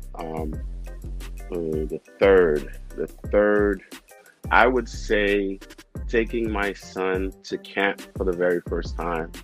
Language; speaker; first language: English; non-native, fluent; Haitian Creole